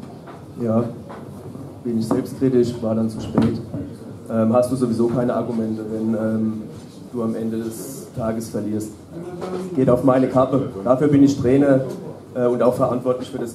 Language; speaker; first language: German; native; German